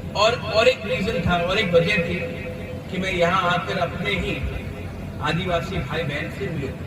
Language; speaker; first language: Hindi; non-native, local second language; Kok Borok